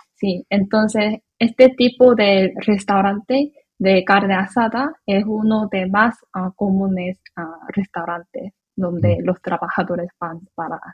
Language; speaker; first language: Spanish; non-native, learner; Korean